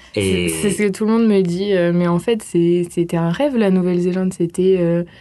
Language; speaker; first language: French; native; French